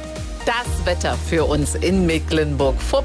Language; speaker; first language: German; native; German